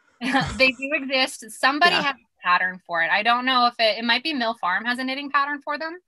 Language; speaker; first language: English; native; English